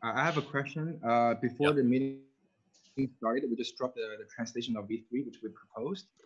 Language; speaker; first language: English; non-native, fluent; Chinese